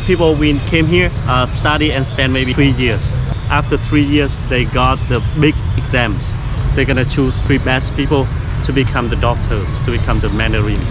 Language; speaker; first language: English; non-native, fluent; Vietnamese